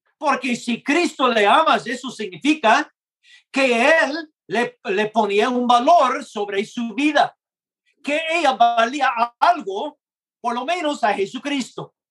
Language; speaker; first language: Spanish; non-native, fluent; English